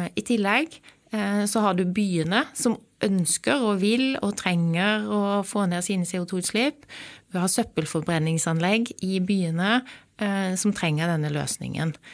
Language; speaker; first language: Norwegian; native; Norwegian